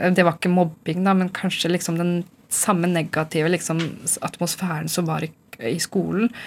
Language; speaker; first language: Norwegian; non-native, local second language; Urdu